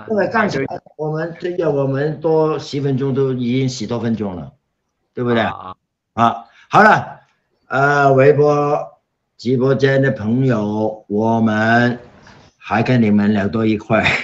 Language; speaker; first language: Chinese; non-native, local second language; Cantonese